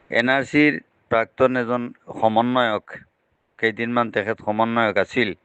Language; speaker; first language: Assamese; non-native, local second language; Bangla